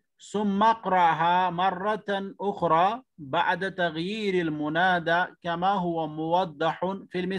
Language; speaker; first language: Arabic; non-native, fluent; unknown